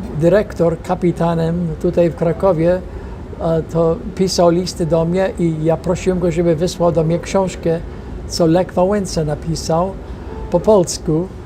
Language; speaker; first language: Polish; non-native, fluent; English